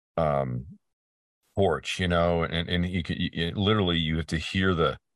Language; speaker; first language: English; native; English